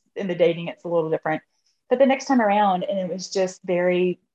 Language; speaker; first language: English; native; English